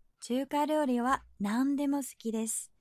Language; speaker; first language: Japanese; non-native, fluent; Chinese